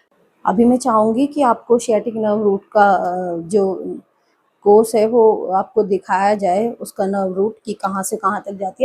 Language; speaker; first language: Hindi; native; Hindi